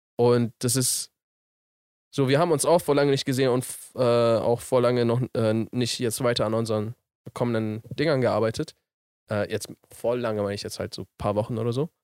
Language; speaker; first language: German; early bilingual, other home language; Persian